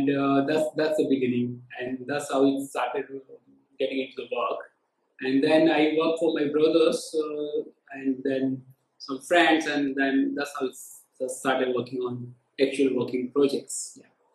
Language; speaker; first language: English; non-native, local second language; Gujarati